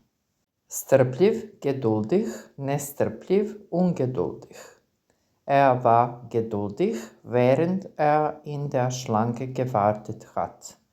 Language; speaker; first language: German; non-native, fluent; Serbian